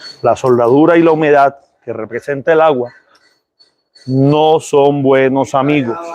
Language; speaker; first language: Spanish; native; Spanish